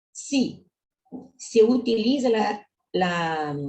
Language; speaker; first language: Spanish; non-native, learner; Portuguese